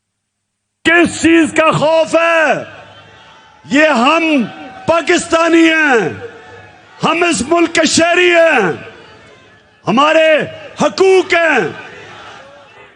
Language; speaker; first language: Urdu; native; Urdu